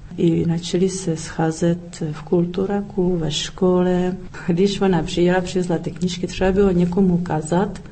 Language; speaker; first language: Czech; early bilingual, heritage; Czech